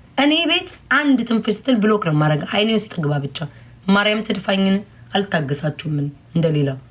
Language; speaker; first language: Amharic; native; Amharic